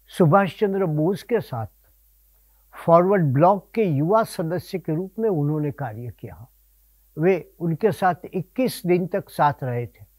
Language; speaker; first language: Hindi; non-native, local second language; Gujarati